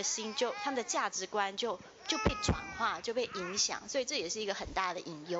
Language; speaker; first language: Chinese; native; Chinese